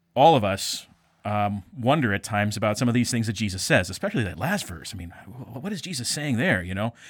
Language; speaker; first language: English; native; English